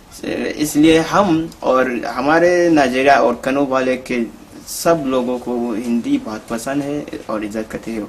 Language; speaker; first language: Hindi; non-native, fluent; Hausa